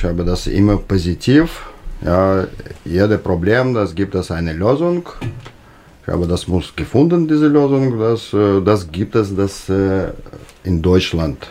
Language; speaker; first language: German; non-native, learner; Russian